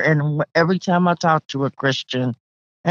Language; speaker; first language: English; native; English